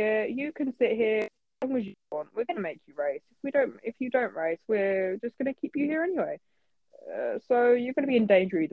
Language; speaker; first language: English; native; English